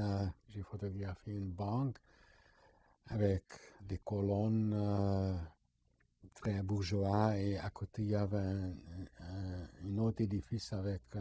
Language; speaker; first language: French; non-native, fluent; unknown